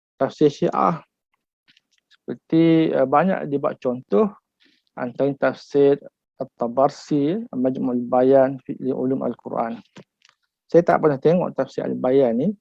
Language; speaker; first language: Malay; native; Malay